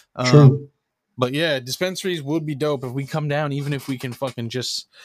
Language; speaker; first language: English; native; English